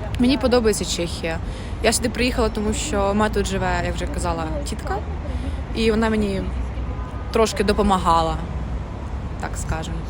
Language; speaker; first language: Ukrainian; native; Ukrainian